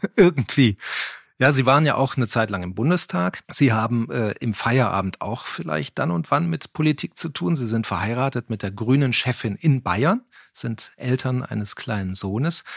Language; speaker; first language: German; native; German